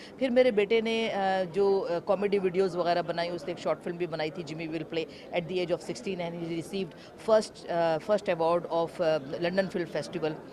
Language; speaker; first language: Urdu; native; Urdu